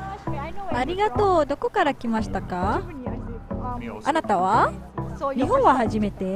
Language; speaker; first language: Japanese; non-native, fluent; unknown